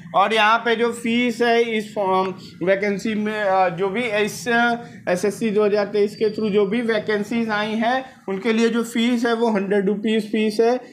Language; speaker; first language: Hindi; native; Hindi